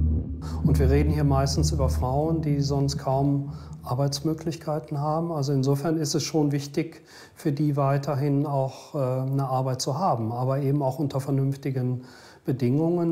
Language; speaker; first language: German; native; German